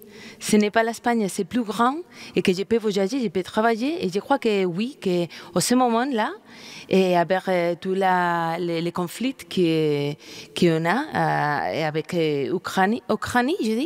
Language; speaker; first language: French; non-native, fluent; Spanish